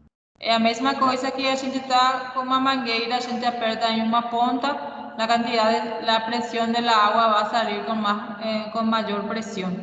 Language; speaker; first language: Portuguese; non-native, learner; Spanish